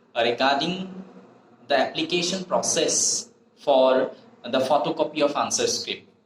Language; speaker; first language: English; non-native, local second language; Assamese